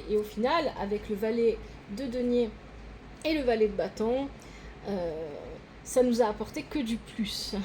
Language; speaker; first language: French; native; French